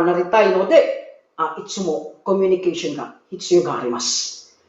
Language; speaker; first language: Japanese; non-native, learner; Filipino